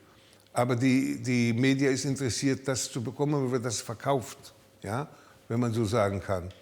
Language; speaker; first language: German; early bilingual, heritage; German